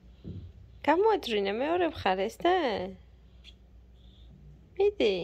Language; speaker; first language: Georgian; native; Georgian